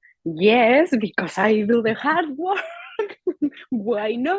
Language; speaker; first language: English; non-native, learner; Spanish